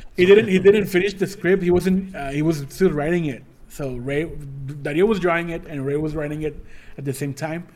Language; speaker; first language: English; early bilingual, other home language; Spanish